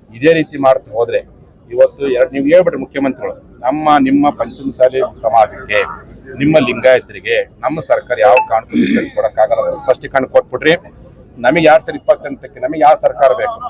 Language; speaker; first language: Kannada; native; Kannada